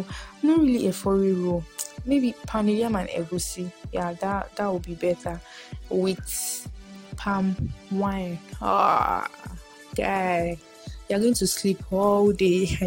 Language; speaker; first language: English; non-native, local second language; Yoruba